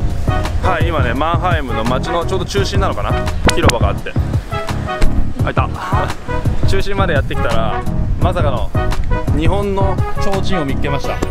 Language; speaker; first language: Japanese; native; Japanese